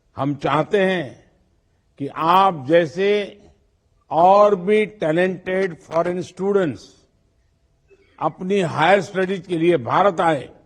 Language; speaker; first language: Hindi; non-native, local second language; Gujarati